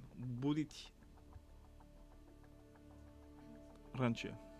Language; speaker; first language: Russian; non-native, learner; English